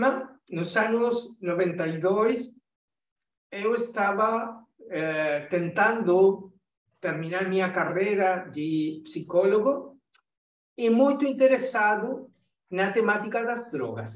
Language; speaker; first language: Portuguese; non-native, fluent; Spanish